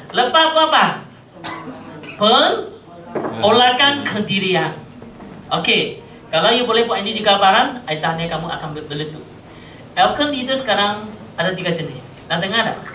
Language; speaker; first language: Malay; non-native, local second language; Chinese